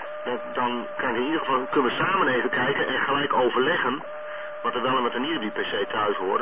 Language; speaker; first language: Dutch; native; Dutch